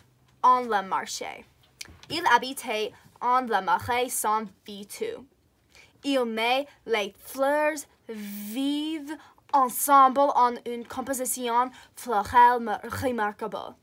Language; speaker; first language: French; non-native, learner; English